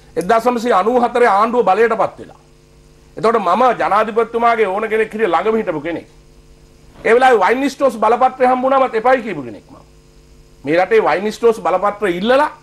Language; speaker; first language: Sinhala; native; Sinhala